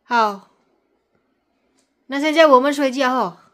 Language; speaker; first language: Chinese; non-native, fluent; Indonesian